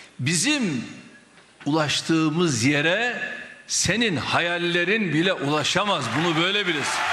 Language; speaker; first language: Turkish; native; Turkish